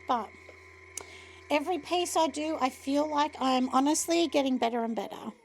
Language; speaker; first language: English; native; English